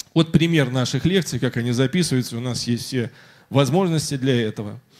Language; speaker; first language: Russian; native; Russian